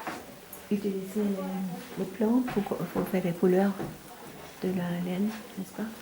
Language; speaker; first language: French; non-native, fluent; Norwegian